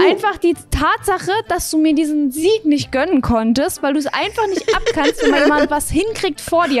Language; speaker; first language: German; native; German